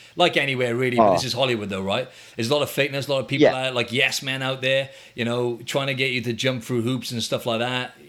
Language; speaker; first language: English; native; English